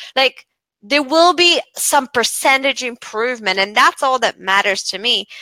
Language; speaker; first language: English; non-native, fluent; Bulgarian